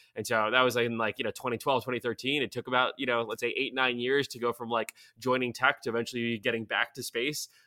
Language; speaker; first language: English; non-native, fluent; Bulgarian